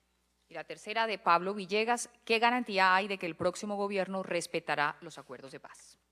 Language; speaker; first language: Spanish; native; Spanish